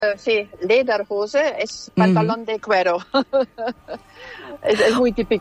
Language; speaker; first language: Spanish; non-native, fluent; German